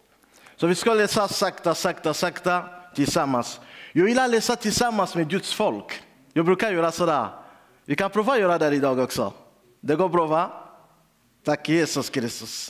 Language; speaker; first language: Swedish; non-native, learner; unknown